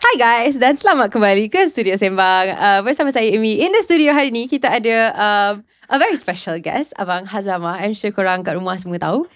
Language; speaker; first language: Malay; non-native, local second language; English